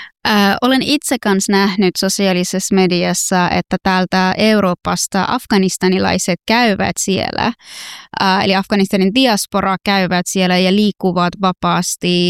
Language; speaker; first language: Finnish; non-native, fluent; Persian